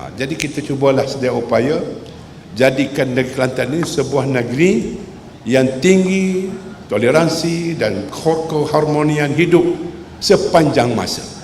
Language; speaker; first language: Malay; native; Malay